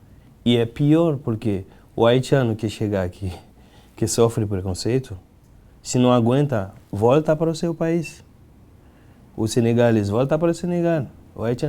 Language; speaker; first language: Portuguese; non-native, fluent; Haitian Creole